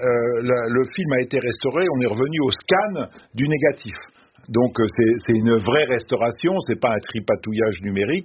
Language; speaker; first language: French; native; French